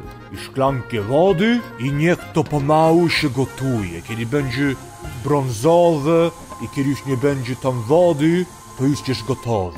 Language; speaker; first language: Polish; early bilingual, heritage; Polish